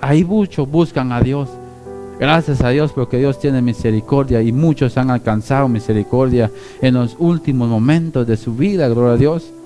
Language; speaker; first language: Spanish; native; Spanish